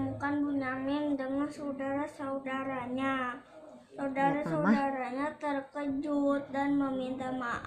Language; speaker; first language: Indonesian; native; Indonesian